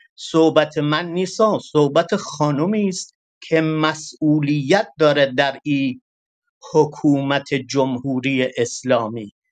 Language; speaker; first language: Persian; non-native, local second language; Kurdish